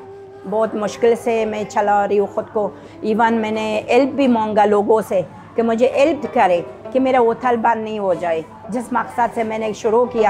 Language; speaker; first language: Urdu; non-native, fluent; Persian